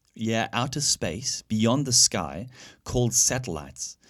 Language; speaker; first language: English; native; English